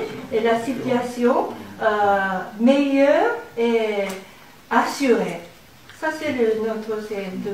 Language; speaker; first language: French; non-native, learner; Japanese